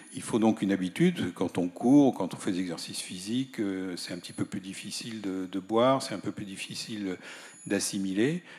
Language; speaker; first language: French; native; French